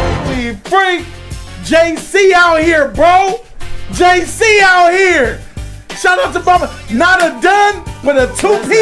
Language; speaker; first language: English; native; English